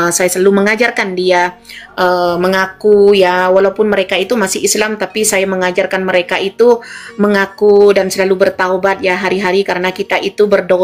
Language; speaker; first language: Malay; non-native, local second language; Madurese